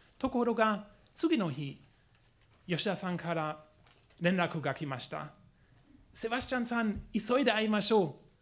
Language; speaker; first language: Japanese; non-native, fluent; German